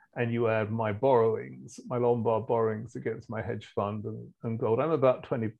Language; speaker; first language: English; native; English